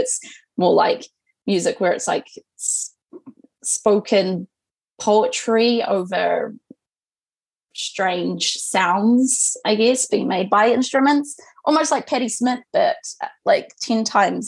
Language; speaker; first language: English; native; English